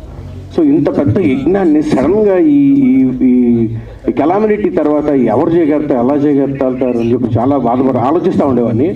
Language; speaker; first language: Telugu; native; Telugu